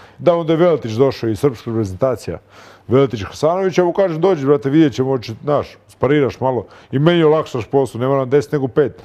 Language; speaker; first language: Croatian; native; Croatian